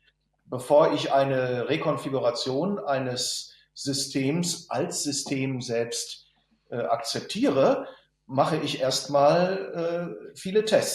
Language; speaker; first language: German; native; German